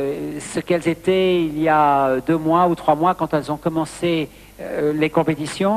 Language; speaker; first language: French; native; French